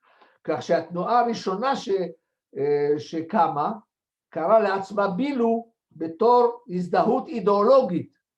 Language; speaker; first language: Hebrew; non-native, fluent; French